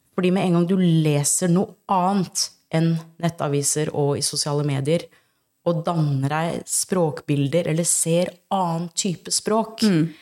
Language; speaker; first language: Norwegian; early bilingual, other home language; English